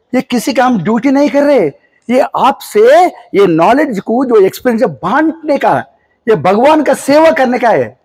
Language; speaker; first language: Hindi; non-native, local second language; Telugu